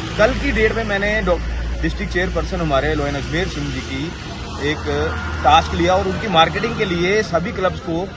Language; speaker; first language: Hindi; non-native, local second language; Punjabi